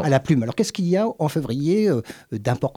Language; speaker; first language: French; native; French